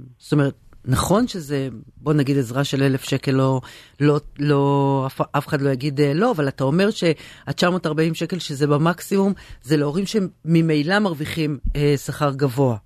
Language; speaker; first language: Hebrew; native; Hebrew